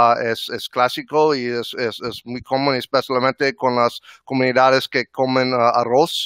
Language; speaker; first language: Spanish; non-native, learner; English